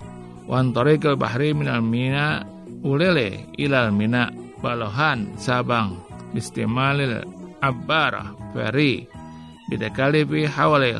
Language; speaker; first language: Arabic; non-native, fluent; Indonesian